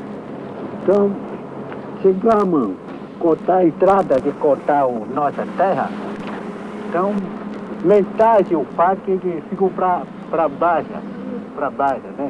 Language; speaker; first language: Portuguese; non-native, local second language; Kayapó